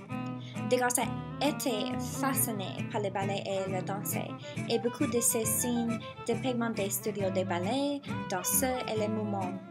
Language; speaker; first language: French; non-native, learner; English